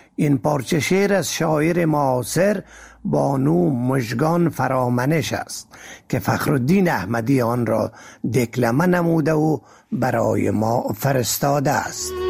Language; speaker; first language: Persian; native; Persian